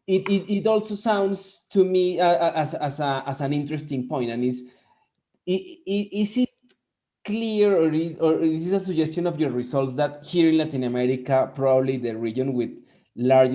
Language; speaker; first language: English; non-native, fluent; Spanish